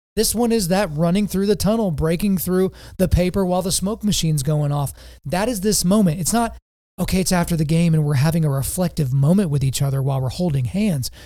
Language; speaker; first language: English; native; English